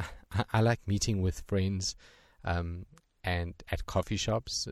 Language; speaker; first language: English; native; English